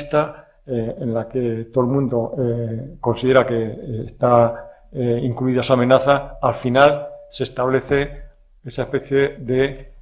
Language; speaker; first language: Spanish; native; Spanish